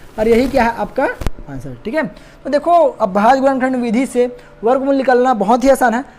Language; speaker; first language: Hindi; native; Hindi